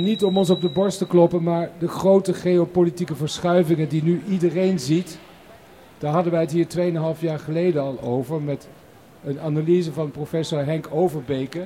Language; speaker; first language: Dutch; native; Dutch